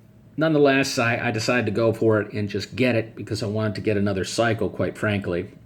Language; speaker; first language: English; native; English